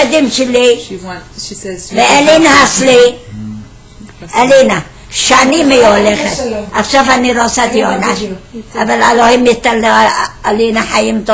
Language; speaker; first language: Hebrew; non-native, fluent; Arabic